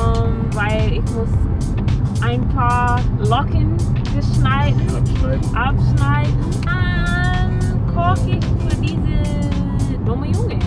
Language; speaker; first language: German; non-native, learner; English